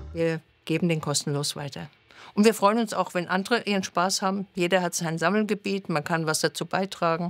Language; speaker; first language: German; native; German